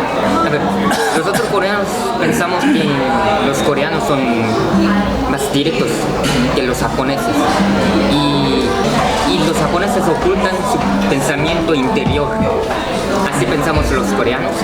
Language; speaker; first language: Spanish; non-native, fluent; Korean